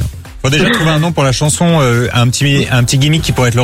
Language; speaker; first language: French; native; French